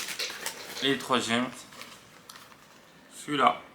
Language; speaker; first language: French; native; French